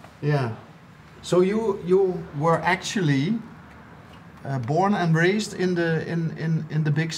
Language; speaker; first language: English; non-native, fluent; Dutch